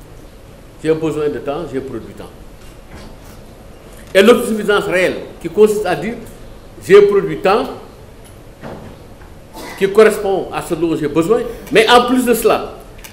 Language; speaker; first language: French; non-native, local second language; Wolof